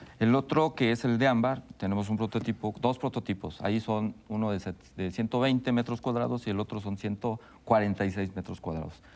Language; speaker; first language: Spanish; native; Spanish